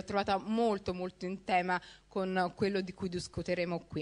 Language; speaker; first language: Italian; early bilingual, other home language; Somali